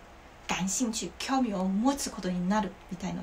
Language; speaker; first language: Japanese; non-native, learner; Chinese